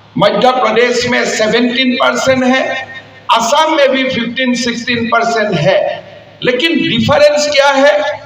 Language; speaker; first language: Hindi; non-native, local second language; Assamese